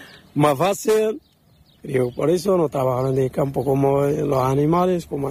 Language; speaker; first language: Spanish; non-native, learner; Arabic